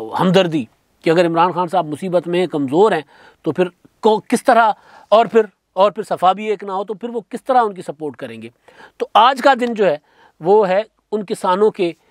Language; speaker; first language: Urdu; non-native, local second language; Sindhi